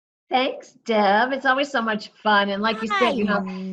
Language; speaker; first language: English; native; English